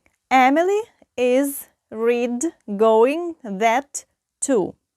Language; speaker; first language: English; non-native, fluent; Ukrainian